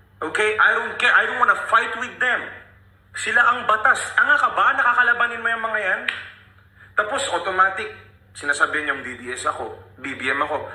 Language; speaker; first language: Filipino; early bilingual, other home language; Punjabi